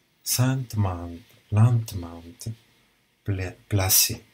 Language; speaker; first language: French; non-native, learner; Italian